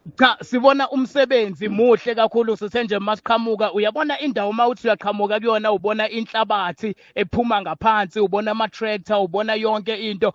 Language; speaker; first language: Zulu; native; Zulu